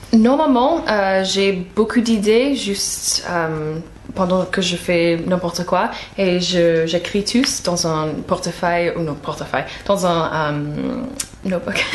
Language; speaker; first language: French; non-native, fluent; English